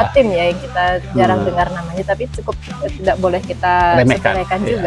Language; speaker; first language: Indonesian; native; Indonesian